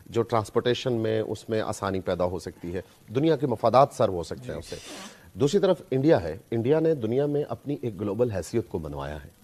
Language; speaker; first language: Urdu; native; Urdu